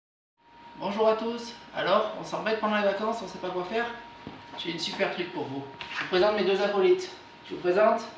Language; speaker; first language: French; native; French